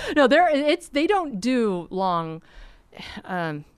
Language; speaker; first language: English; early bilingual, other home language; Norwegian